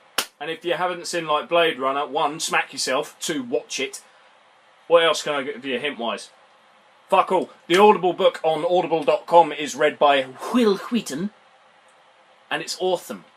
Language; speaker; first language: English; native; English